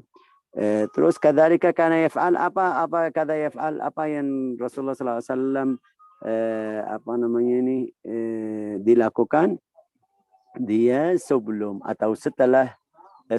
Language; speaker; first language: Indonesian; non-native, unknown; Arabic